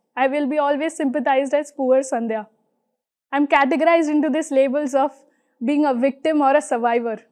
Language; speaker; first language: English; non-native, local second language; Hindi